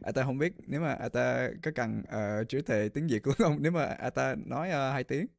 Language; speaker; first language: Vietnamese; early bilingual, heritage; Vietnamese